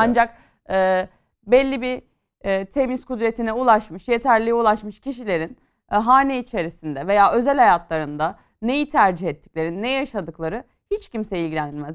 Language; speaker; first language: Turkish; native; Turkish